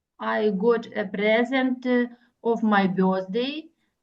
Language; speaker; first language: English; non-native, learner; Russian